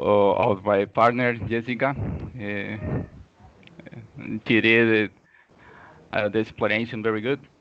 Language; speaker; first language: English; non-native, learner; Spanish